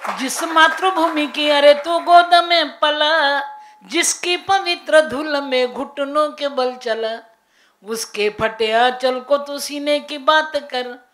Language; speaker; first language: Hindi; non-native, local second language; Marathi